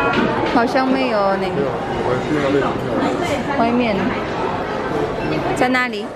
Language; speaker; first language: Chinese; non-native, learner; Filipino